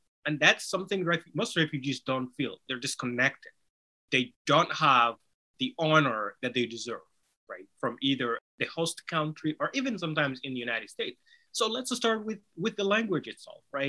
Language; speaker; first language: English; non-native, fluent; Somali